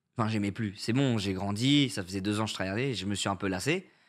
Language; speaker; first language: French; native; French